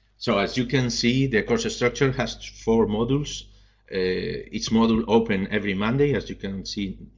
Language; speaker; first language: English; non-native, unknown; Spanish